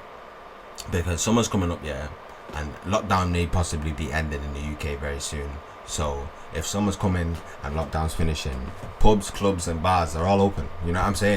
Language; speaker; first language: English; native; English